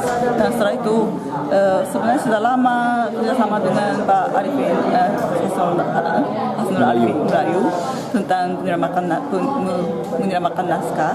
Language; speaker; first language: Indonesian; non-native, fluent; Japanese